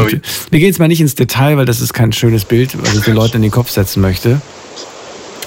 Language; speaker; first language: German; native; German